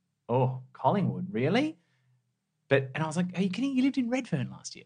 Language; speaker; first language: English; native; English